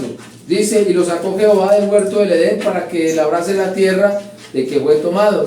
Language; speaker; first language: Spanish; native; Spanish